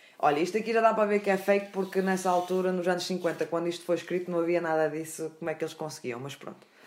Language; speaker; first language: Portuguese; native; Portuguese